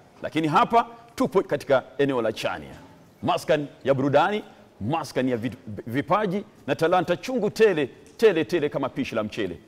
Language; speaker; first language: Swahili; non-native, local second language; Gusii